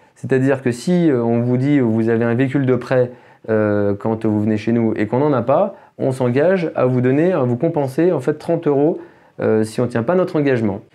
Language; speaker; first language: French; native; French